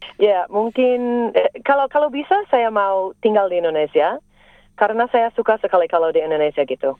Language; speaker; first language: Indonesian; non-native, fluent; English